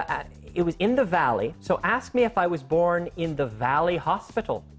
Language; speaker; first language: English; native; English